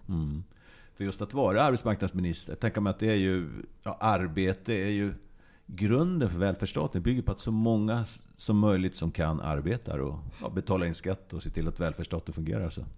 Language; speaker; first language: Swedish; native; Swedish